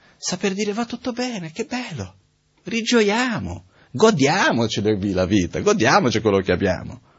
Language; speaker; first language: Italian; non-native, fluent; Portuguese